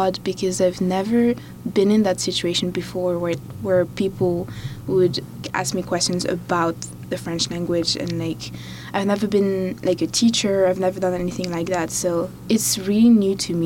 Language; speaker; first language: English; non-native, fluent; French